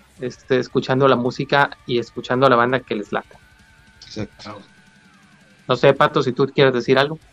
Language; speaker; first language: Spanish; native; Spanish